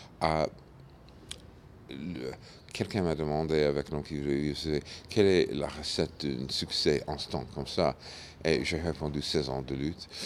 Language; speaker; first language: French; non-native, fluent; English